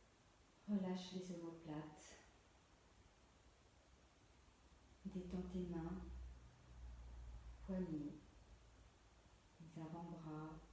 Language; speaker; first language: French; native; French